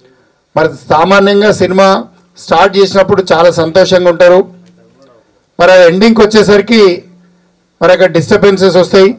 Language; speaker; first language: Telugu; native; Telugu